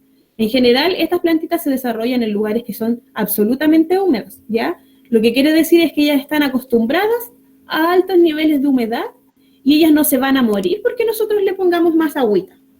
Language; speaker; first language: Spanish; native; Spanish